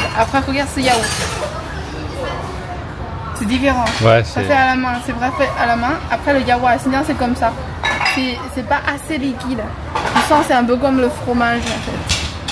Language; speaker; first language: French; non-native, learner; Chinese